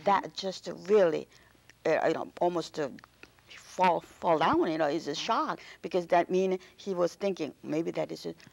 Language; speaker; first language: English; non-native, fluent; Korean